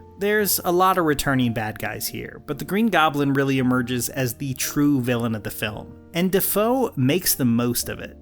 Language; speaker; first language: English; native; English